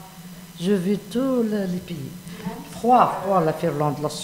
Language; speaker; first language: French; non-native, learner; Arabic